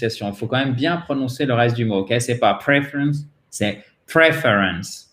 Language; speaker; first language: French; native; French